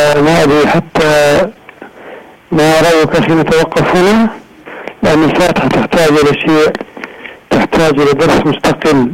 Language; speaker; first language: Arabic; native; Arabic